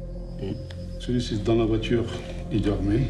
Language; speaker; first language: French; non-native, fluent; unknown